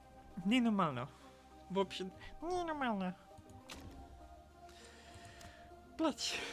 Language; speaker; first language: Russian; non-native, learner; English